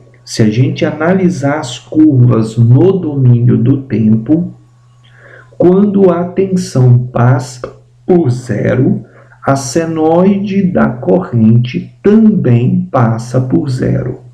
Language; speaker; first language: Portuguese; native; Portuguese